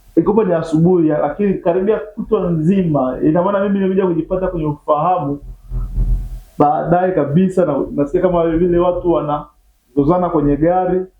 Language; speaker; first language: Swahili; native; Swahili